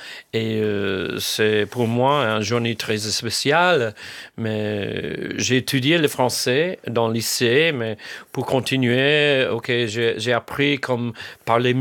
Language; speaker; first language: French; non-native, fluent; English